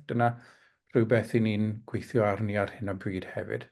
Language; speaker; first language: Welsh; non-native, local second language; English